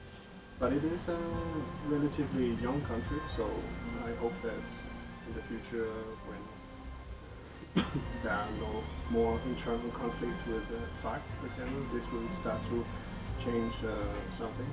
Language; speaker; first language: English; non-native, fluent; Danish